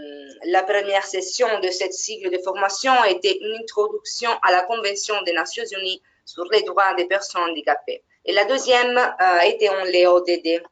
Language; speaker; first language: French; non-native, fluent; Italian